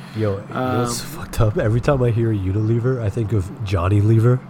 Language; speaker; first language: English; early bilingual, other home language; Hindi